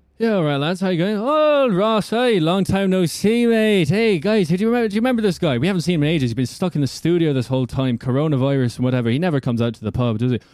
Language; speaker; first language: English; native; English